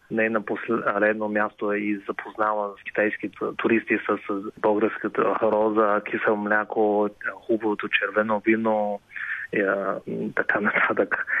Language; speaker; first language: Bulgarian; non-native, fluent; Chinese